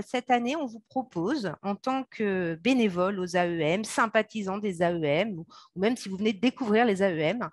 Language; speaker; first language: French; native; French